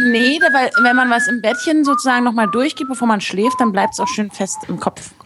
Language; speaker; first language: German; native; German